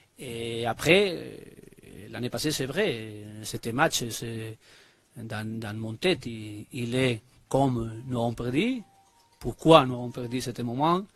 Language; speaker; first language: French; non-native, learner; Spanish